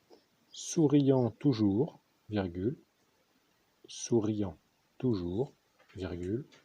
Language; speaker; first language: French; native; French